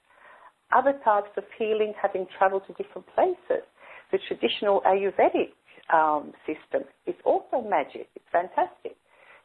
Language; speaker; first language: English; native; English